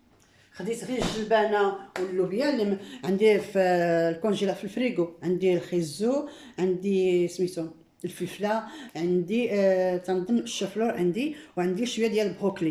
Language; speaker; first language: Arabic; native; Arabic